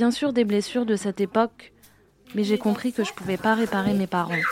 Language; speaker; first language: French; early bilingual, other home language; Khmer